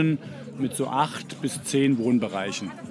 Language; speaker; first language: German; native; German